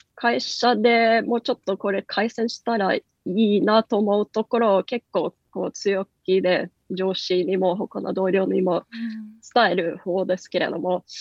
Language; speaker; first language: Japanese; non-native, fluent; Norwegian